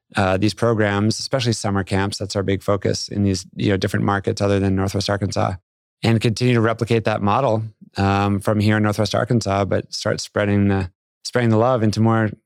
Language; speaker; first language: English; native; English